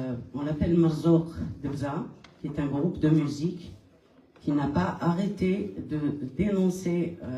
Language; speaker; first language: French; non-native, local second language; Kabyle